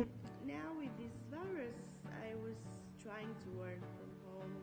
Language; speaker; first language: English; non-native, learner; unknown